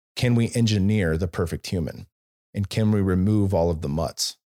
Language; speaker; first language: English; native; English